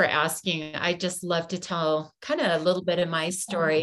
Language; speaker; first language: English; native; English